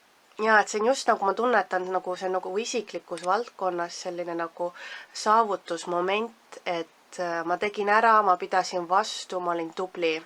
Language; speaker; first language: Estonian; native; Estonian